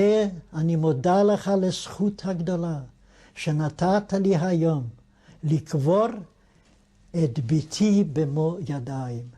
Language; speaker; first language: Hebrew; non-native, fluent; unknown